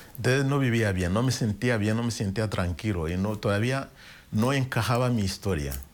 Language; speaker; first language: Spanish; non-native, fluent; Kinyarwanda